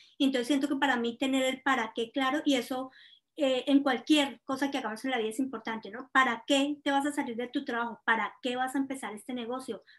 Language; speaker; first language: Spanish; native; Spanish